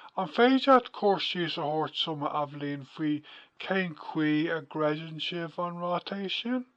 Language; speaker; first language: Irish; non-native, local second language; English